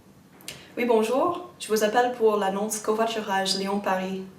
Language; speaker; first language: French; non-native, fluent; English